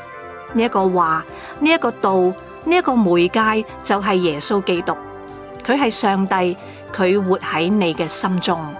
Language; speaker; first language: Chinese; non-native, local second language; Cantonese